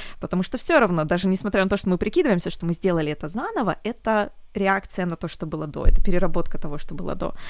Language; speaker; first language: Russian; native; Russian